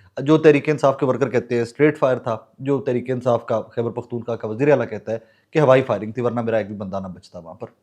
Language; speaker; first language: Urdu; non-native, local second language; Punjabi